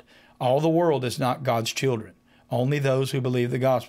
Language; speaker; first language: English; native; English